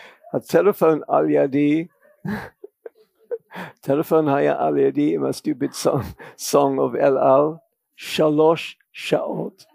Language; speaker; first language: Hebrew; non-native, fluent; English